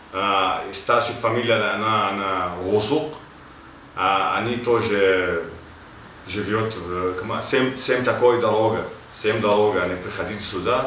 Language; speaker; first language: Russian; non-native, learner; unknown